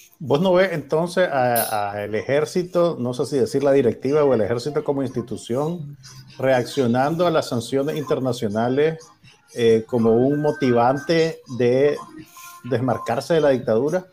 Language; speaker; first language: Spanish; native; Spanish